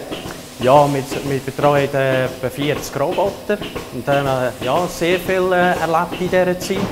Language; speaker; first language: German; early bilingual, heritage; German